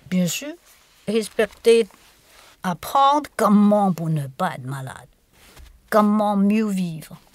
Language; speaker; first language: French; non-native, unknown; Chinese